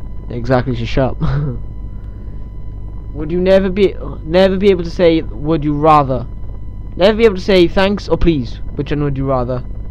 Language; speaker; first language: English; native; English